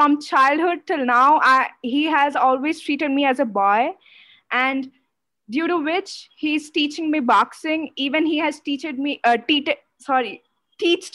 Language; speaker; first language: English; non-native, local second language; Odia